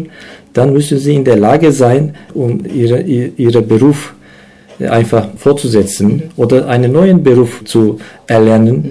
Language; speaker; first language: German; non-native, learner; Turkish